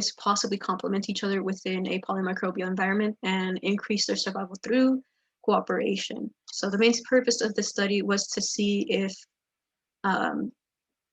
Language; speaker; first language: English; native; English